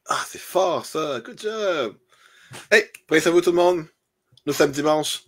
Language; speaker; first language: French; native; French